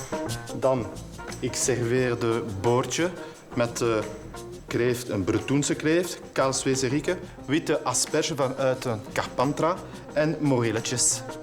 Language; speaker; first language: Dutch; non-native, learner; French